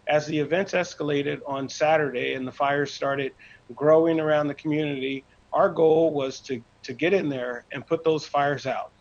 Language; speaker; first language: English; native; English